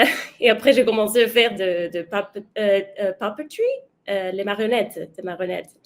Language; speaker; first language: French; non-native, learner; Spanish